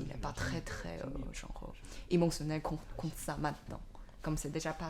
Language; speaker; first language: French; non-native, learner; Chinese